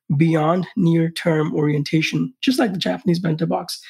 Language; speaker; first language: English; non-native, local second language; Hindi